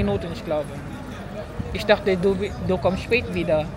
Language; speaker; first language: German; non-native, learner; Filipino